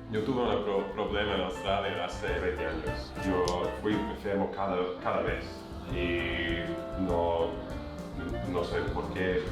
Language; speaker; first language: Spanish; non-native, learner; English